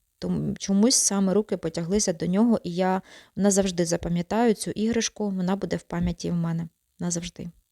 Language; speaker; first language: Ukrainian; non-native, local second language; Russian